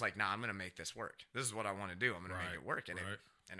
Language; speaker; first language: English; native; English